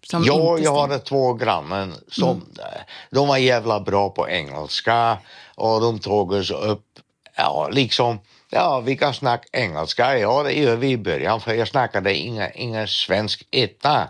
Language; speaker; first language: Swedish; non-native, learner; Dutch